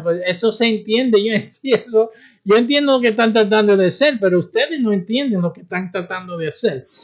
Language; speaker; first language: Spanish; early bilingual, heritage; Spanish